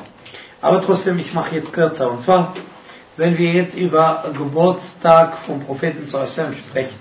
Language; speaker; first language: German; non-native, fluent; Arabic